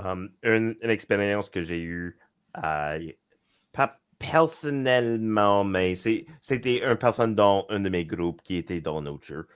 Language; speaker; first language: French; non-native, local second language; English